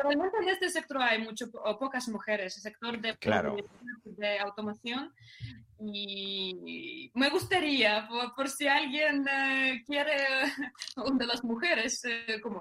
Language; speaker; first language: Spanish; non-native, fluent; Russian